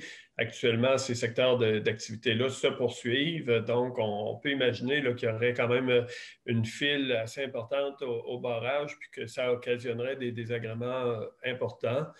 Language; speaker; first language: French; native; French